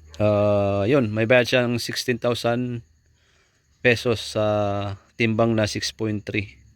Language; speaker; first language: Filipino; native; Filipino